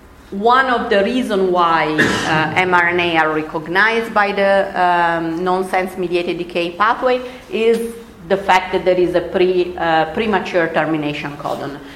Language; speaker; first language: English; non-native, fluent; Italian